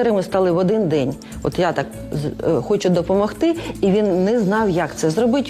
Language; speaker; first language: Ukrainian; native; Ukrainian